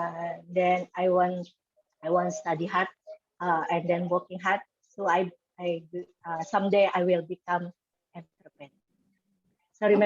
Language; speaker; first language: English; non-native, learner; Indonesian